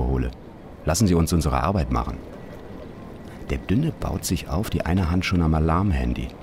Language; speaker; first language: German; native; German